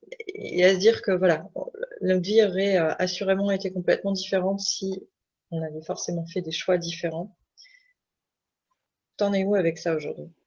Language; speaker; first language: French; native; French